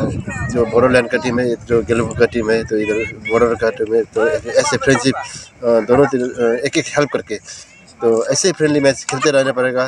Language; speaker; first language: Hindi; non-native, local second language; Bodo